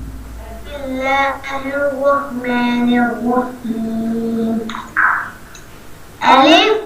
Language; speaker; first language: Arabic; non-native, learner; Urdu